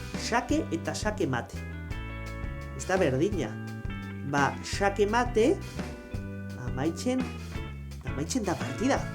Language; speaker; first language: Basque; non-native, local second language; Spanish